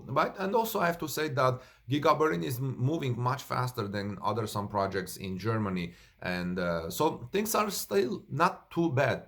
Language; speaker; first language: English; non-native, fluent; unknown